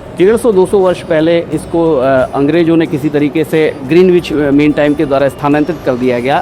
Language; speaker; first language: Hindi; native; Hindi